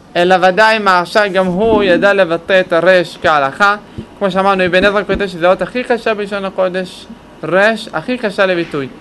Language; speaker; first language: Hebrew; native; Hebrew